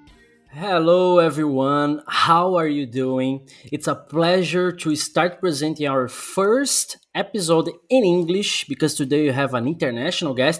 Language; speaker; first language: English; non-native, fluent; Portuguese